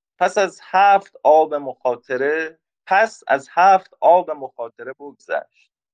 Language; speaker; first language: Persian; native; Persian